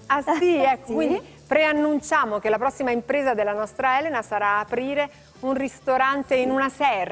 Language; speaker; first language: Italian; native; Italian